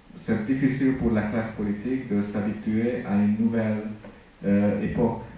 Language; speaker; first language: French; non-native, fluent; Hungarian